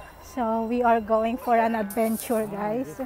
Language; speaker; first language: English; non-native, learner; Filipino